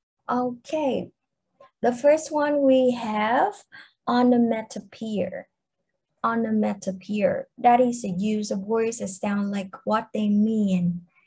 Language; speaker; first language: English; non-native, fluent; Vietnamese